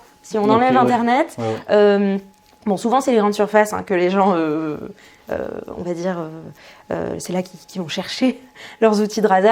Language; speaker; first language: French; native; French